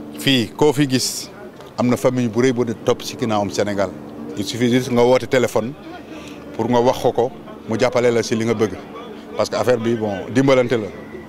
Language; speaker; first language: Wolof; non-native, local second language; Fula